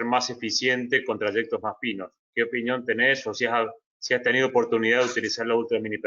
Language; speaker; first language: Spanish; native; Spanish